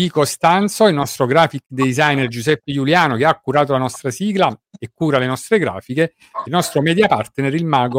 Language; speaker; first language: Italian; native; Italian